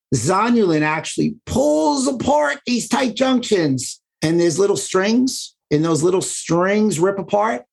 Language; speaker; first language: English; native; English